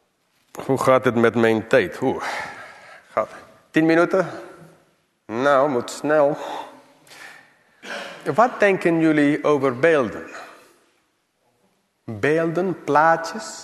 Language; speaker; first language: Dutch; non-native, fluent; English